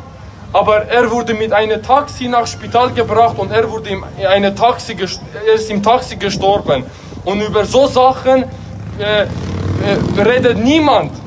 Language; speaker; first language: German; non-native, fluent; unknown